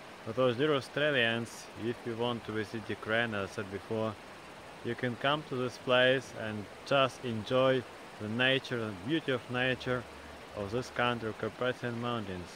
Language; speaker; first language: English; non-native, fluent; Ukrainian